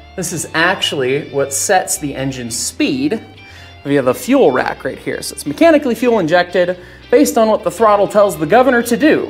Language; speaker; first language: English; native; English